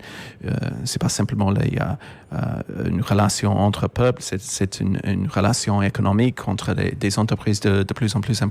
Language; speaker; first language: French; non-native, fluent; English